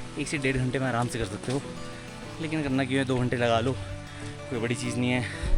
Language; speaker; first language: Hindi; native; Hindi